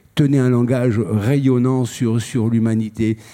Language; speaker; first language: French; native; French